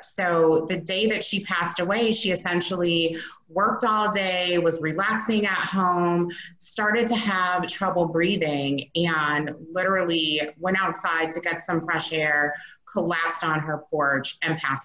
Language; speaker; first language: English; native; English